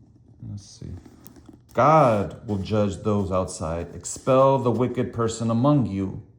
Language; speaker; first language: English; native; English